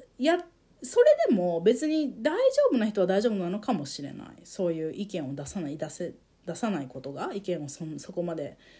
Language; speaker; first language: Japanese; native; Japanese